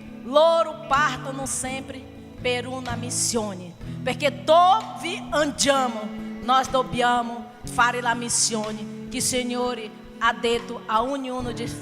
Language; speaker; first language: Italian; non-native, learner; Portuguese